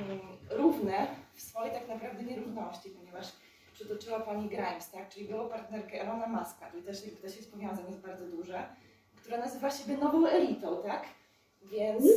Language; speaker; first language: Polish; native; Polish